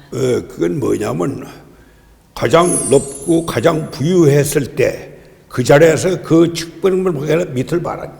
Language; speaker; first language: Korean; native; Korean